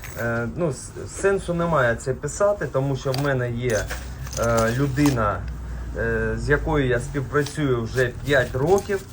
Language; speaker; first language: Ukrainian; non-native, local second language; Russian